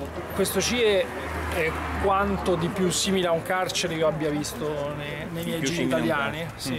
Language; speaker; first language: Italian; native; Italian